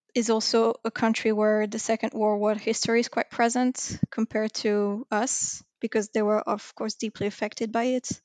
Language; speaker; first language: English; non-native, fluent; French